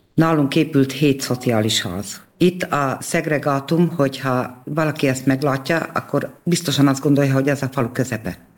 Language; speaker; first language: Hungarian; native; Hungarian